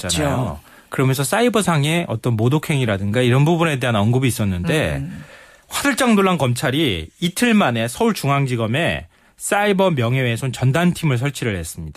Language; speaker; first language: Korean; native; Korean